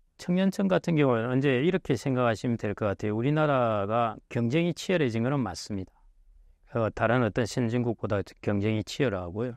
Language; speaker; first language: Korean; native; Korean